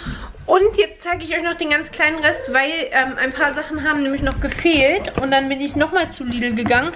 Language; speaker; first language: German; native; German